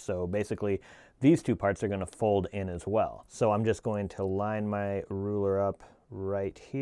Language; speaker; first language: English; native; English